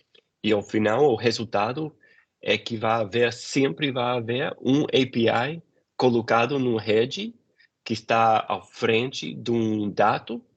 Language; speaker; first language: Portuguese; non-native, fluent; English